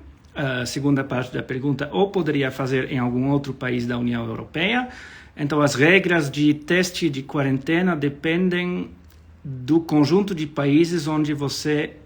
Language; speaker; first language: Portuguese; non-native, fluent; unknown